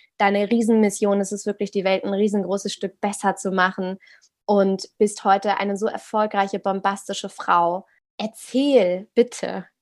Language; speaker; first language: German; native; German